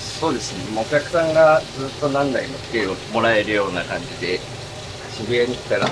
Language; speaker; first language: Japanese; native; Japanese